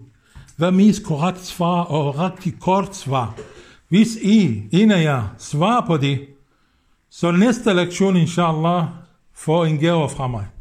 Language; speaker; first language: Danish; non-native, fluent; Arabic